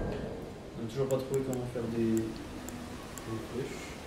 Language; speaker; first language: French; native; French